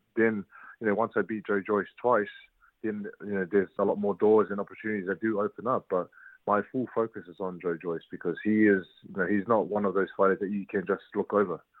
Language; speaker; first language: English; native; English